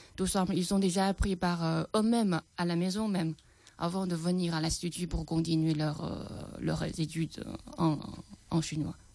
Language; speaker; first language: French; non-native, fluent; Chinese